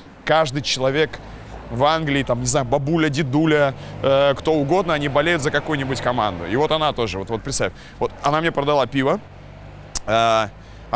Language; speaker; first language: Russian; native; Russian